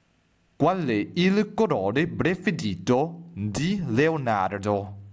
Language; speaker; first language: Italian; non-native, fluent; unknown